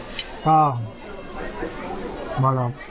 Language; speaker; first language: French; native; French